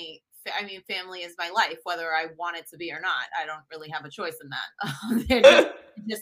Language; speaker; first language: English; early bilingual, other home language; Italian